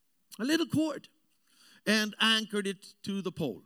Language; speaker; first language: English; non-native, fluent; German